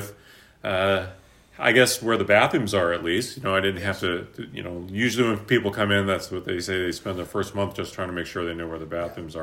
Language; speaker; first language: English; native; English